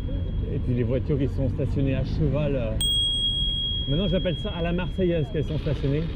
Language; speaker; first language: French; native; French